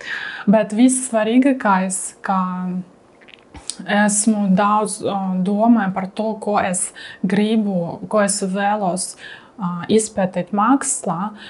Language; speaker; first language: Latvian; non-native, learner; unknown